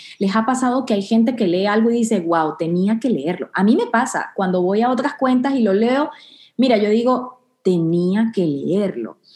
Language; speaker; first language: Spanish; native; Spanish